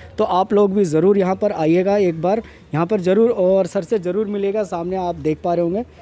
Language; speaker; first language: Hindi; native; Hindi